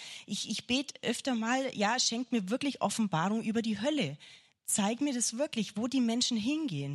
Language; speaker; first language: German; native; German